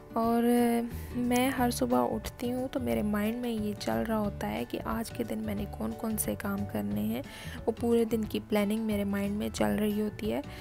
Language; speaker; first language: Urdu; non-native, local second language; Punjabi